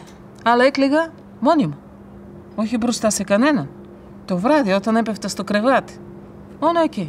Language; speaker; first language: Greek; non-native, fluent; Bulgarian